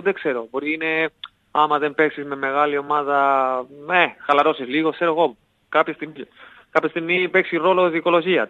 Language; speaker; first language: Greek; non-native, learner; Spanish